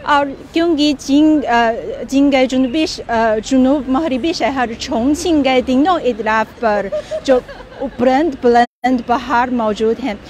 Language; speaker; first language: Urdu; non-native, fluent; Chinese